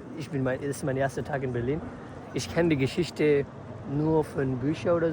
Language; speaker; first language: German; non-native, learner; Bangla